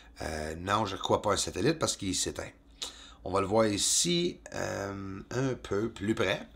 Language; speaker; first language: French; native; French